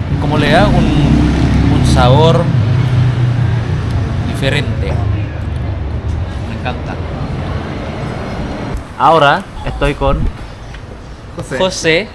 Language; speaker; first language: Spanish; non-native, fluent; Indonesian